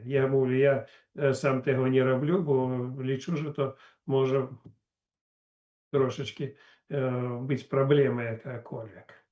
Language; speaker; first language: Polish; non-native, learner; Russian